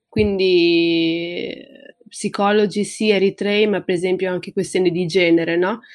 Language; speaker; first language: Italian; early bilingual, other home language; Tigrinya